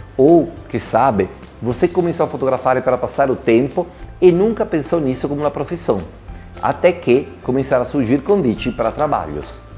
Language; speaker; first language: Portuguese; non-native, fluent; Italian